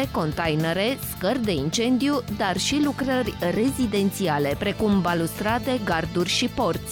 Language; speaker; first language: Romanian; native; Romanian